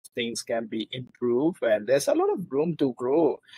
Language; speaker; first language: English; non-native, fluent; Burmese